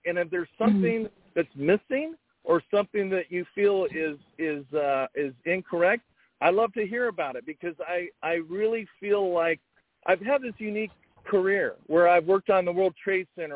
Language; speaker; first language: English; native; English